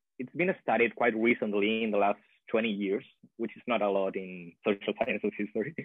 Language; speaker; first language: English; non-native, fluent; Spanish